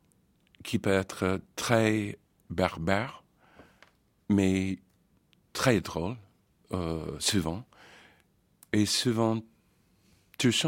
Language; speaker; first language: French; non-native, fluent; English